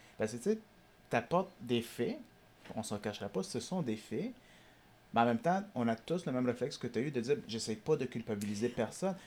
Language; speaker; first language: French; native; French